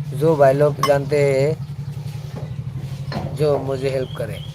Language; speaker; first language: Hindi; non-native, local second language; Bangla